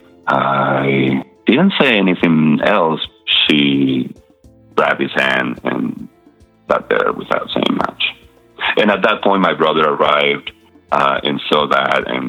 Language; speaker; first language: English; non-native, fluent; Spanish